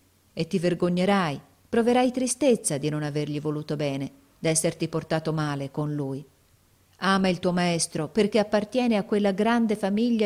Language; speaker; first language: Italian; native; Italian